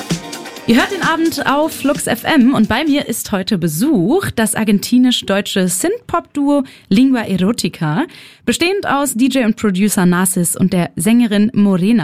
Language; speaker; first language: German; native; German